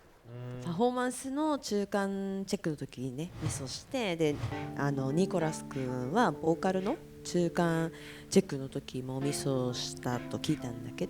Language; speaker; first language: Japanese; native; Japanese